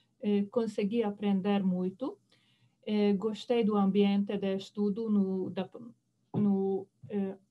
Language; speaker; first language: Portuguese; non-native, fluent; Hungarian